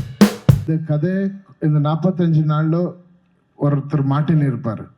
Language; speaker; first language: Tamil; non-native, fluent; Kannada